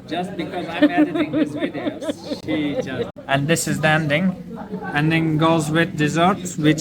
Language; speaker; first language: English; non-native, learner; Turkish